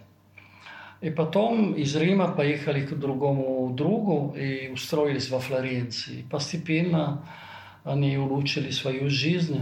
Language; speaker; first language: Russian; non-native, fluent; Italian